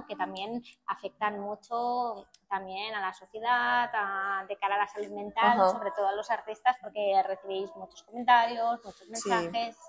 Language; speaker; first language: Spanish; native; Spanish